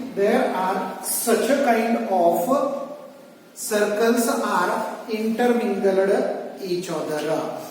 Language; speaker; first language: English; non-native, local second language; Marathi